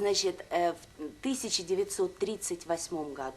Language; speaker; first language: Russian; native; Russian